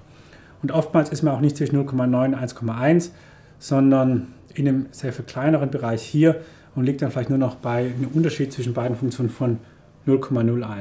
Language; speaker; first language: German; native; German